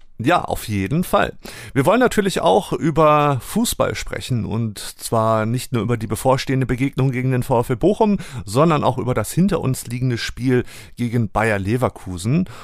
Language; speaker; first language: German; native; German